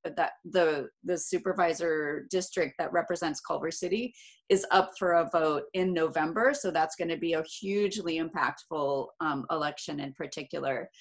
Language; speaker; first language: English; native; English